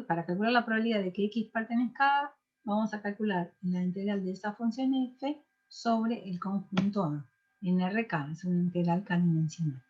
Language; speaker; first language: Spanish; native; Spanish